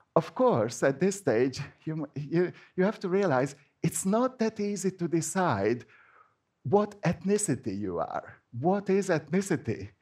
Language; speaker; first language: English; non-native, fluent; Hungarian